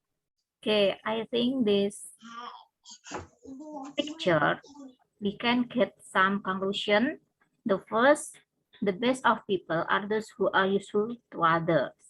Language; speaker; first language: English; non-native, learner; Indonesian